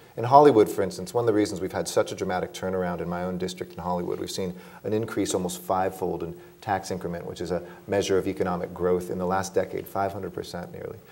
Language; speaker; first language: English; native; English